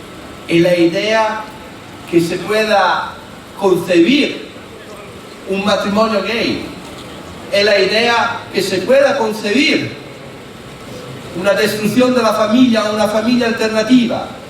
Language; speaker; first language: Spanish; non-native, fluent; Italian